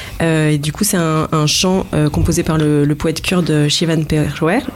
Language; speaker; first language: French; native; French